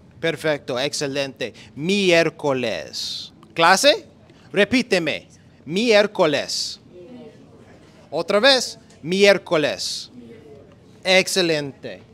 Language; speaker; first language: Spanish; non-native, learner; English